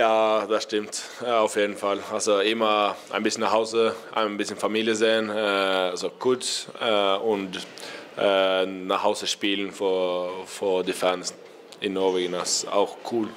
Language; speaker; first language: German; non-native, learner; Norwegian